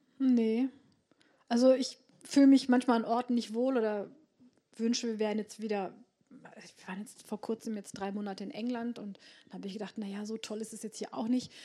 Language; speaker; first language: German; early bilingual, other home language; Turkish